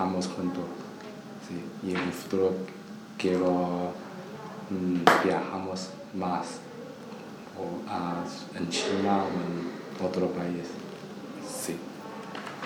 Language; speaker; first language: Spanish; non-native, learner; Chinese